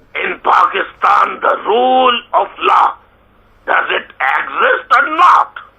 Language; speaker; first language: English; non-native, local second language; Urdu